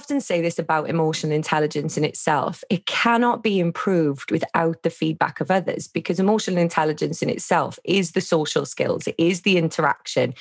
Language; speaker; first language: English; native; English